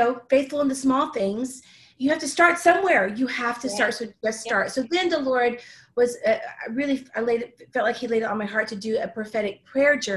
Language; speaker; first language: English; native; English